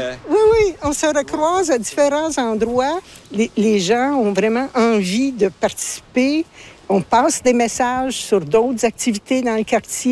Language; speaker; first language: French; native; French